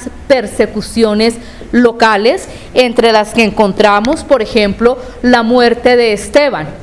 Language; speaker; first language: Spanish; native; Spanish